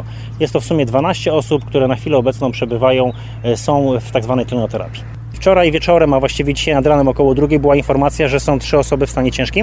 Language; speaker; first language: Polish; native; Polish